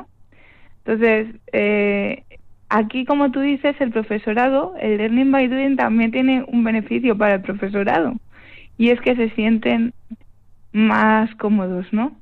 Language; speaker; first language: Spanish; native; Spanish